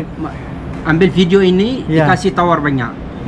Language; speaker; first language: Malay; non-native, learner; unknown